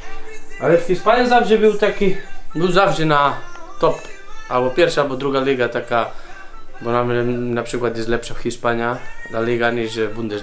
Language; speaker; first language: Polish; non-native, learner; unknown